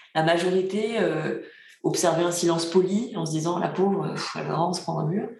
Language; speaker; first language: French; early bilingual, other home language; Bulgarian